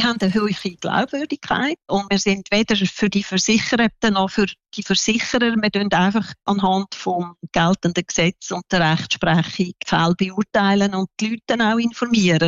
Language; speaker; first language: German; native; German